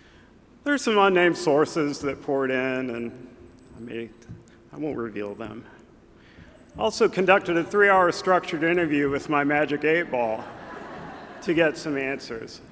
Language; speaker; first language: English; native; English